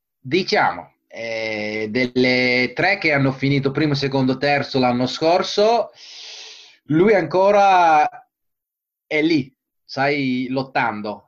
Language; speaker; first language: Italian; non-native, fluent; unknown